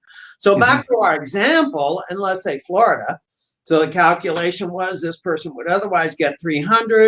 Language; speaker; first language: English; native; English